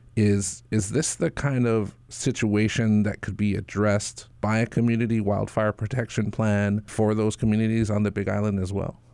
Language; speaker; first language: English; native; English